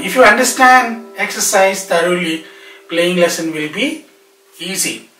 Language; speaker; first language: English; non-native, local second language; Telugu